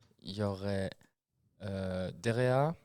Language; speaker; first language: French; native; French